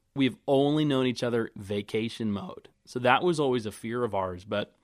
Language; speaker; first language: English; native; English